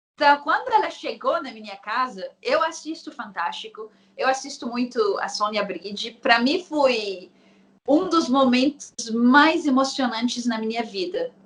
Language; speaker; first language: Portuguese; non-native, fluent; Arabic